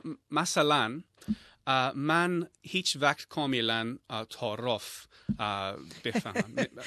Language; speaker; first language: Persian; non-native, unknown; English